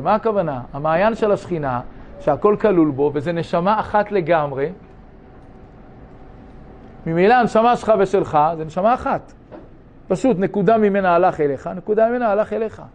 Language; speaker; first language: Hebrew; native; Hebrew